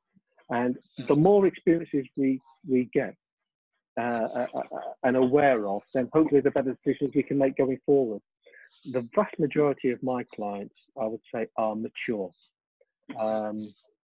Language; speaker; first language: English; early bilingual, other home language; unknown